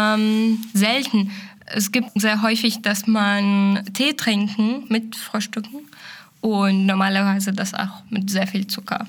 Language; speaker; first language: German; non-native, fluent; Arabic